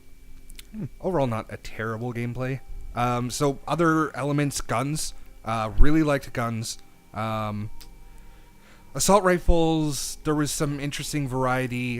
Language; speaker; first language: English; native; English